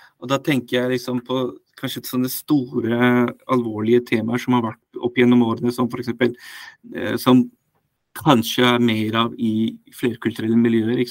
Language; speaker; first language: Norwegian; early bilingual, other home language; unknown